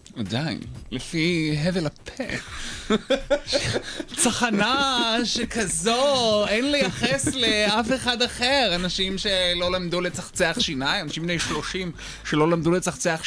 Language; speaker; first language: Hebrew; native; Hebrew